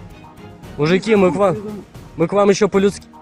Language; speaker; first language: Russian; native; Russian